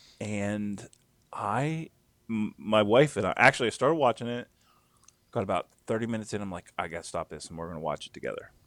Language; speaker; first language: English; native; English